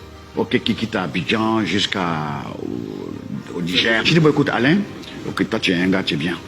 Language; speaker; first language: French; non-native, local second language; Dyula